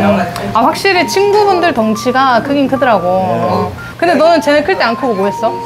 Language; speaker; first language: Korean; native; Korean